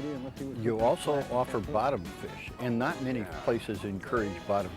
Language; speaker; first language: English; native; English